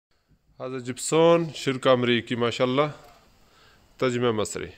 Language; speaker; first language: Arabic; non-native, learner; Urdu